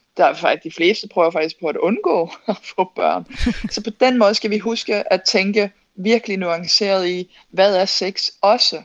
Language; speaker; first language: Danish; native; Danish